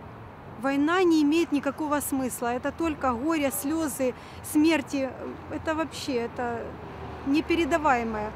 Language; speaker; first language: Russian; native; Russian